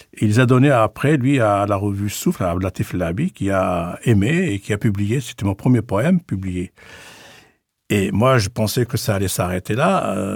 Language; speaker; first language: French; non-native, local second language; Arabic